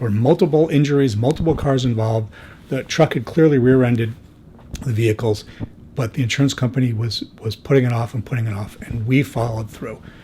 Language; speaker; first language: English; native; English